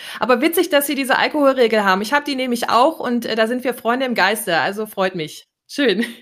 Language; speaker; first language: German; native; German